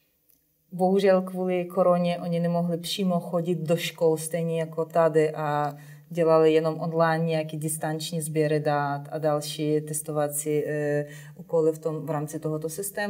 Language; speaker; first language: Czech; non-native, fluent; Ukrainian